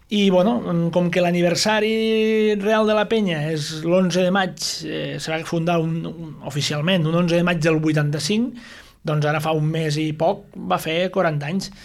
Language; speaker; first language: Catalan; native; Catalan